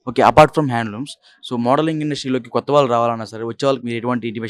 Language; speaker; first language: Telugu; native; Telugu